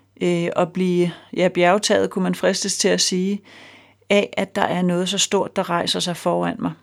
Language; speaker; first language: Danish; native; Danish